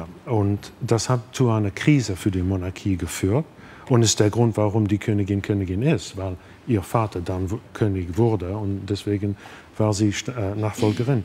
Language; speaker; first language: German; non-native, fluent; English